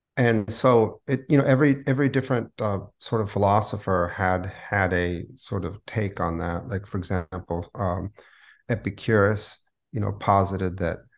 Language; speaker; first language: English; early bilingual, other home language; Spanish